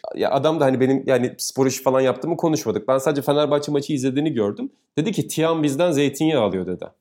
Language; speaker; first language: Turkish; native; Turkish